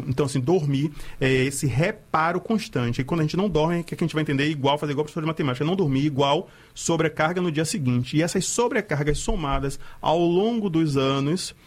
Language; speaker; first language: Portuguese; native; Portuguese